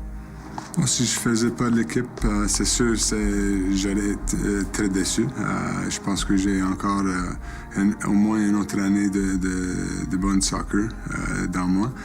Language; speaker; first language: French; non-native, local second language; English